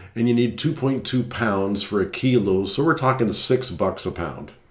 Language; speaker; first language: English; native; English